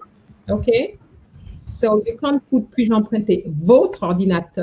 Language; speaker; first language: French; non-native, fluent; English